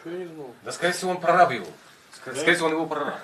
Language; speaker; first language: Russian; native; Russian